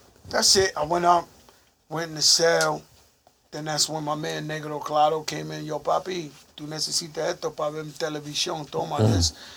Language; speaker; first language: English; early bilingual, other home language; Spanish